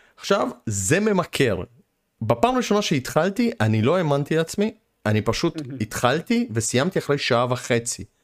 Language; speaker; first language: Hebrew; early bilingual, other home language; Russian